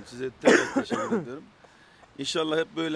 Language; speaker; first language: Turkish; native; Turkish